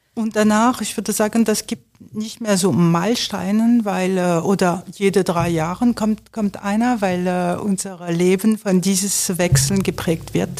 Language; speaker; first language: German; non-native, fluent; French